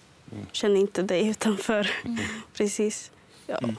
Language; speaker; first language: Swedish; early bilingual, other home language; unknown